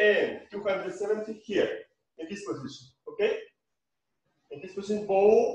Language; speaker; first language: English; non-native, learner; Russian